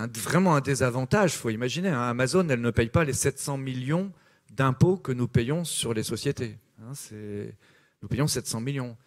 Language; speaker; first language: French; native; French